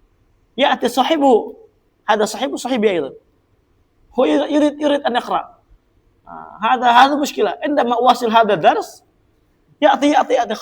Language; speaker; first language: Arabic; non-native, fluent; Indonesian